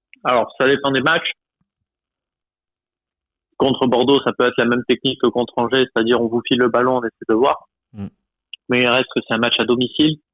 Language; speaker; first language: French; native; French